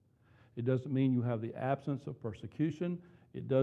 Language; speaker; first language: English; native; English